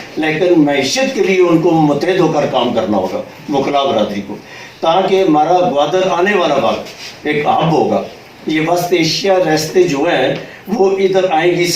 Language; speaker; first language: Urdu; non-native, local second language; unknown